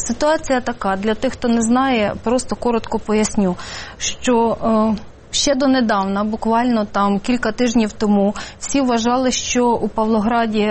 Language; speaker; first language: Ukrainian; native; Ukrainian